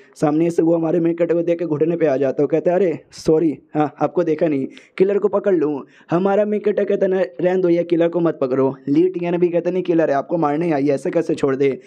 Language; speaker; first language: Hindi; native; Hindi